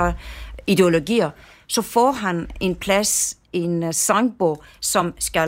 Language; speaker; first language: Danish; non-native, fluent; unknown